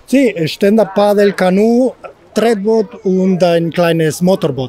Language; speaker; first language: German; non-native, learner; Spanish